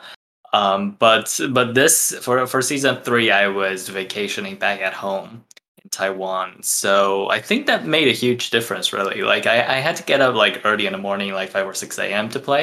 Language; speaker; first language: English; non-native, fluent; Chinese